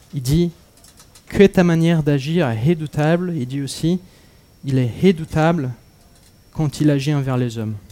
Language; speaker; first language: French; non-native, fluent; Portuguese